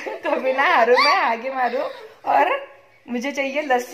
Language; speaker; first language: Hindi; native; Hindi